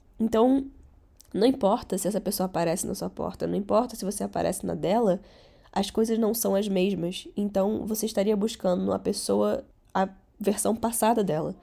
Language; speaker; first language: Portuguese; early bilingual, other home language; Catalan